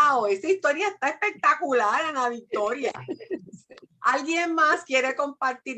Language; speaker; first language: Spanish; native; Spanish